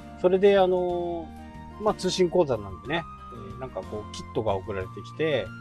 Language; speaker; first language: Japanese; native; Japanese